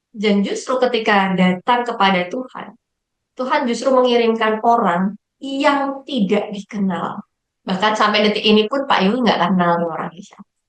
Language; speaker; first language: Indonesian; native; Indonesian